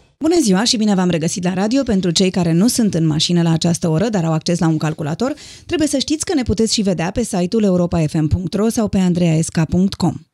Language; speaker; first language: Romanian; native; Romanian